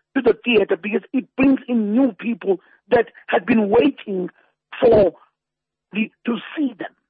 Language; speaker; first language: English; non-native, local second language; Zulu